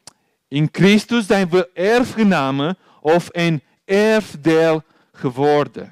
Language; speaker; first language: Dutch; non-native, learner; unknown